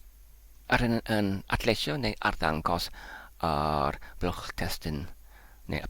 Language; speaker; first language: Welsh; non-native, learner; English